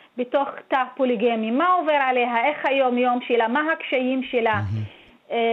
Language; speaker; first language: Hebrew; non-native, local second language; Arabic